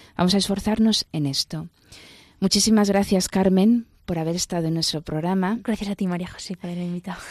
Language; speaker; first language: Spanish; native; Spanish